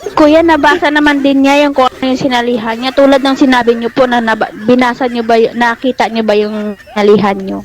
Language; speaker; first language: Filipino; non-native, local second language; Cebuano